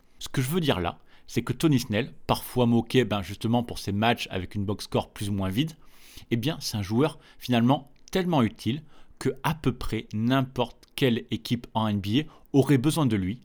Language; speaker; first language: French; native; French